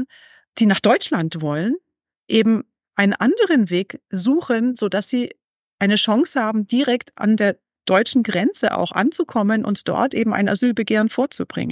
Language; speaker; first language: German; native; German